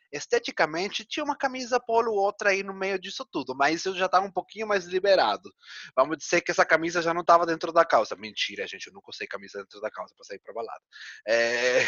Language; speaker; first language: Portuguese; non-native, fluent; Spanish